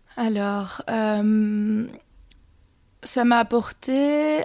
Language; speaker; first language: French; native; French